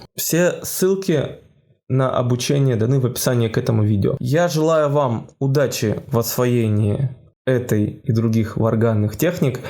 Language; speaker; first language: Russian; native; Russian